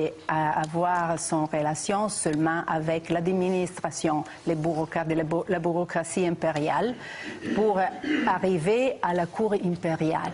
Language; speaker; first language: French; non-native, fluent; Italian